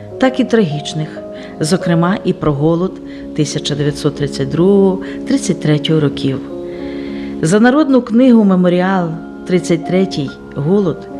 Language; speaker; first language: Ukrainian; native; Ukrainian